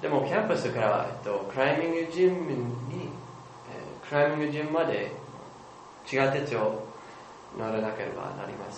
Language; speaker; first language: Japanese; non-native, learner; English